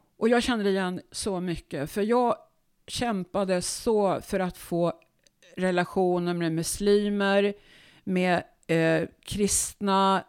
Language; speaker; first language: Swedish; native; Swedish